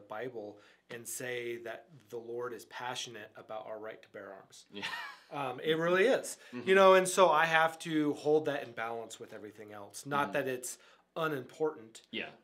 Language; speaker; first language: English; native; English